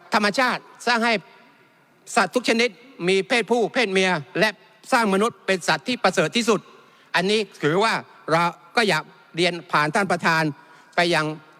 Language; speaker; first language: Thai; non-native, local second language; Malay